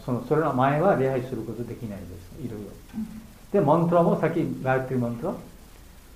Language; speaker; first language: Japanese; non-native, learner; Bangla